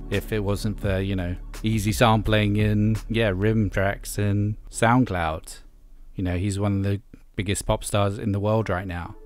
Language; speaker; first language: English; native; English